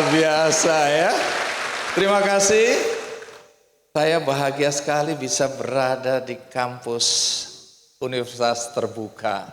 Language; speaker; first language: Indonesian; native; Indonesian